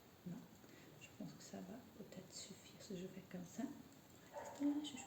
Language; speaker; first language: French; native; French